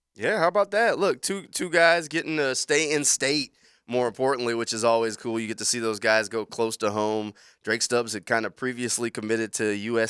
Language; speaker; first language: English; native; English